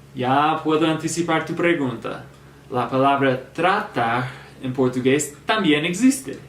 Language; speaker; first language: Spanish; non-native, fluent; English